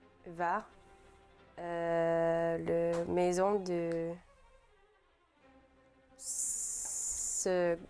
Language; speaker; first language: French; non-native, learner; English